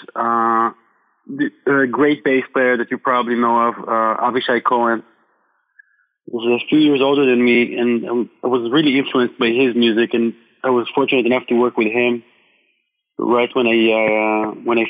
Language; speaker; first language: English; non-native, fluent; Hebrew